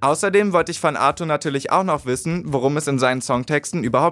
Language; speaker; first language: German; native; German